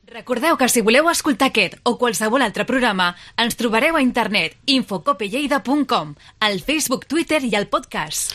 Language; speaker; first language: Catalan; non-native, local second language; Spanish